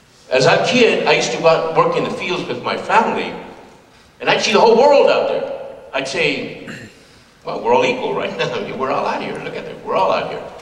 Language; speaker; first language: English; early bilingual, other home language; Spanish